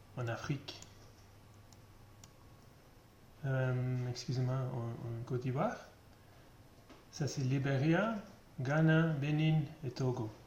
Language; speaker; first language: French; non-native, learner; German